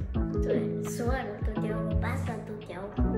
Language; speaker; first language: Chinese; early bilingual, heritage; Chinese